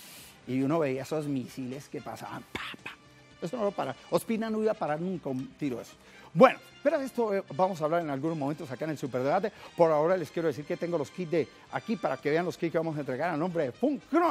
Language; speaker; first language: Spanish; native; Spanish